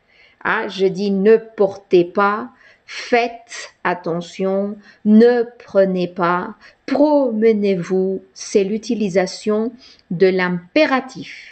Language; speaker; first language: French; non-native, fluent; Spanish